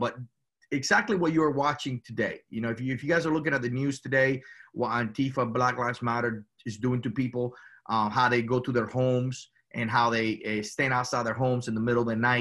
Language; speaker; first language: English; early bilingual, other home language; Spanish